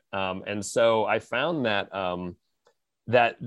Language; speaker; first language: English; native; English